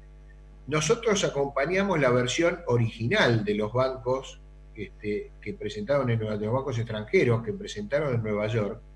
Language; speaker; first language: Spanish; native; Spanish